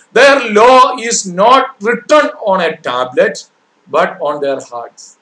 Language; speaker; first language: English; non-native, local second language; Malayalam